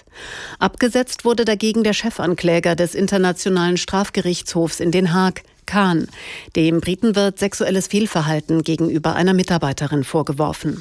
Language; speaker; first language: German; native; German